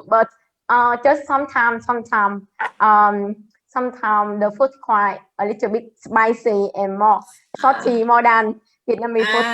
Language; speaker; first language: English; non-native, learner; Vietnamese